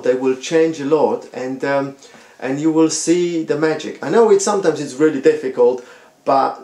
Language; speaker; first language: English; non-native, fluent; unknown